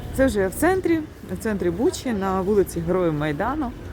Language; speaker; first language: Ukrainian; native; Ukrainian